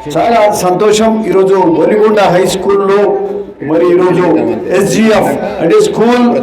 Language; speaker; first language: Telugu; native; Telugu